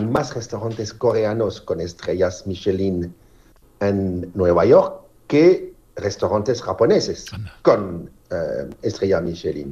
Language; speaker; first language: Spanish; non-native, learner; French